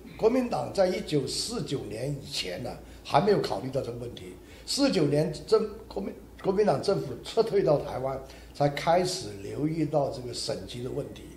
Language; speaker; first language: Chinese; non-native, local second language; Hakka Chinese